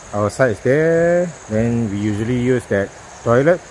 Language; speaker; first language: English; non-native, local second language; Chinese